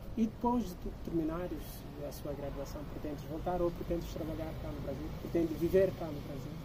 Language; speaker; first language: Portuguese; non-native, local second language; Upper Guinea Crioulo